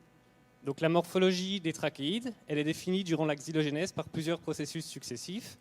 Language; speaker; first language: French; native; French